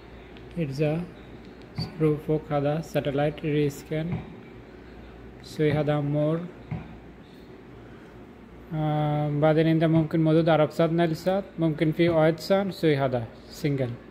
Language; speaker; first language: Arabic; non-native, learner; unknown